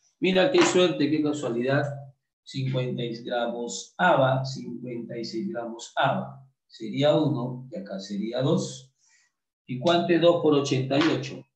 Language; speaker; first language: Spanish; native; Spanish